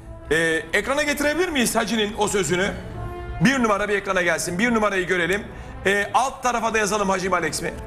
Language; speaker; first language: Turkish; native; Turkish